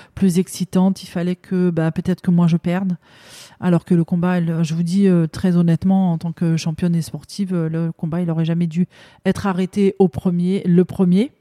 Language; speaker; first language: French; native; French